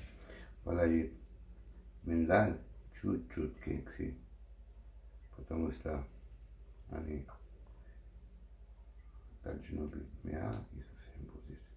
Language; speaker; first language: Russian; non-native, learner; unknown